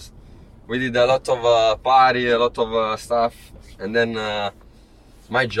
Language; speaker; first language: English; non-native, learner; Italian